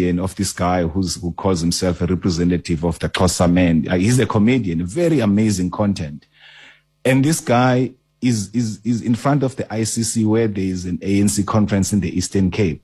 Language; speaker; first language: English; non-native, local second language; Xhosa